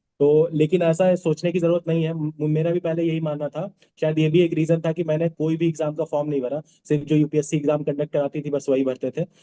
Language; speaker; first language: Hindi; non-native, local second language; Bhojpuri